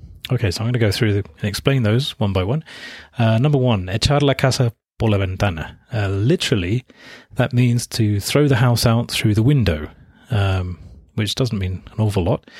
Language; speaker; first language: English; native; English